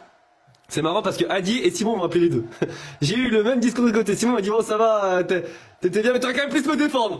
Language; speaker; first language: French; native; French